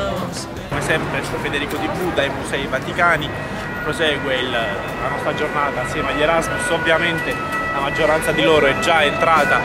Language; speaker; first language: Italian; native; Italian